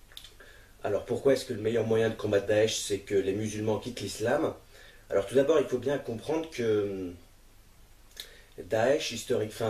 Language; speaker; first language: French; native; French